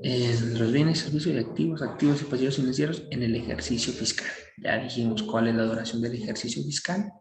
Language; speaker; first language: Spanish; native; Spanish